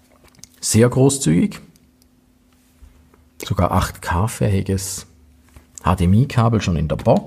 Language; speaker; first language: German; native; German